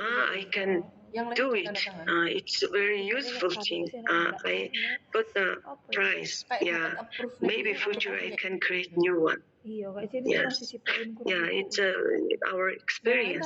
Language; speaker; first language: English; non-native, learner; Mongolian